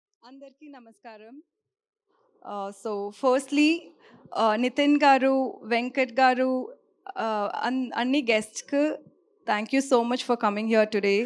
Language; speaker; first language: Telugu; non-native, learner; Tamil